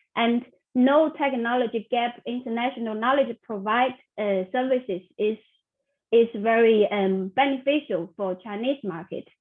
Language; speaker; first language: English; non-native, fluent; Chinese